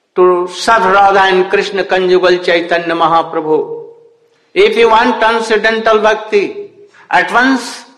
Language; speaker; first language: English; non-native, local second language; Hindi